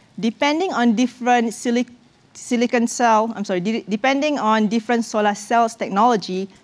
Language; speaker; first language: English; non-native, local second language; Malay